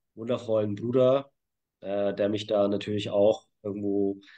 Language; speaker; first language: German; native; German